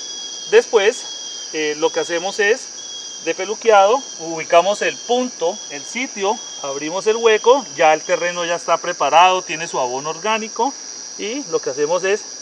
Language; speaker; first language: Spanish; native; Spanish